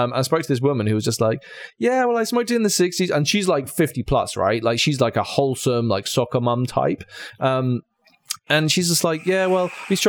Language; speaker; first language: English; native; English